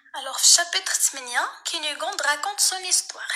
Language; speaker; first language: French; non-native, local second language; Arabic